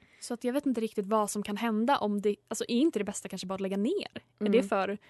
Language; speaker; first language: Swedish; native; Swedish